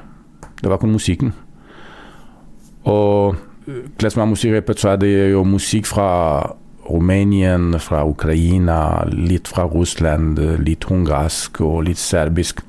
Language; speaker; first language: Danish; non-native, fluent; Romanian